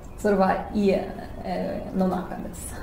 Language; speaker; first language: Japanese; non-native, fluent; Russian